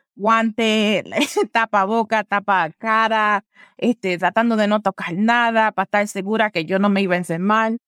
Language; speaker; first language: Spanish; early bilingual, heritage; Spanish